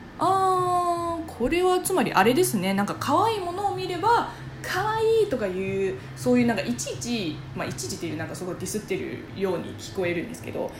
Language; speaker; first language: Japanese; non-native, fluent; Chinese